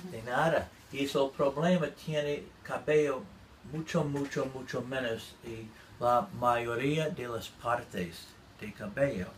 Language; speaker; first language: Spanish; non-native, learner; English